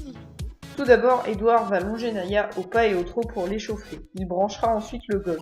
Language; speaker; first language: French; native; French